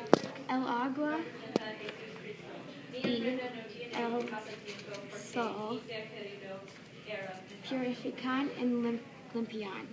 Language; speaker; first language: Spanish; non-native, learner; English